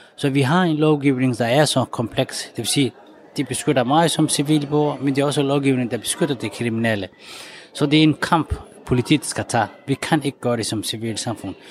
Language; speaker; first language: Danish; non-native, fluent; Somali